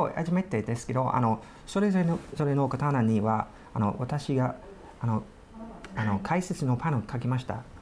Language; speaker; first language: Japanese; non-native, fluent; English